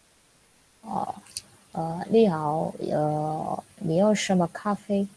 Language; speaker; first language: Chinese; non-native, learner; Indonesian